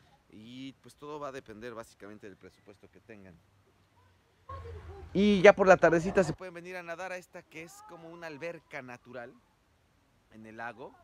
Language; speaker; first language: Spanish; native; Spanish